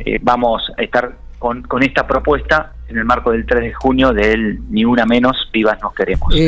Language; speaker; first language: Spanish; native; Spanish